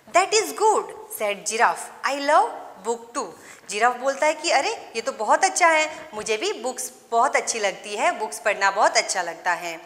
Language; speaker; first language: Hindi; non-native, local second language; Gujarati